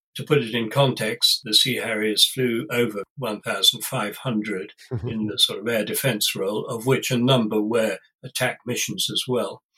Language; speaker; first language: English; native; English